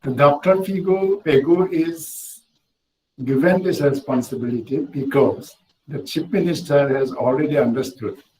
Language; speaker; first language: English; non-native, local second language; Assamese